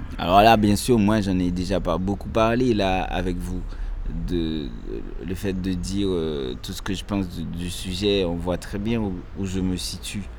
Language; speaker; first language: French; non-native, local second language; Haitian Creole